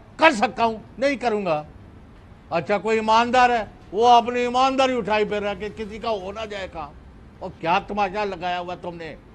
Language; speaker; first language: Urdu; non-native, local second language; Punjabi